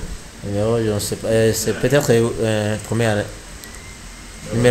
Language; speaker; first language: French; non-native, learner; Rundi